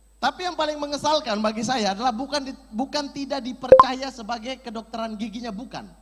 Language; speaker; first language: Indonesian; native; Indonesian